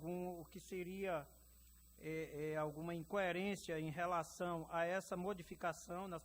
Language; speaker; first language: Portuguese; native; Portuguese